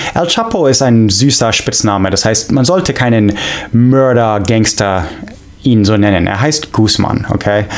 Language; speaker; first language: German; non-native, fluent; English